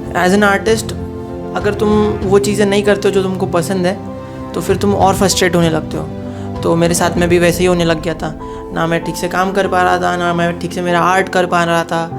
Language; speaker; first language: Hindi; non-native, local second language; Marathi